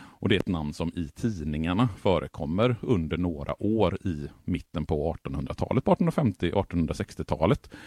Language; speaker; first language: Swedish; native; Swedish